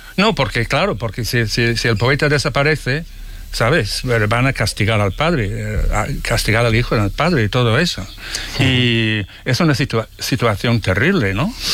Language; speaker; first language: Spanish; non-native, fluent; English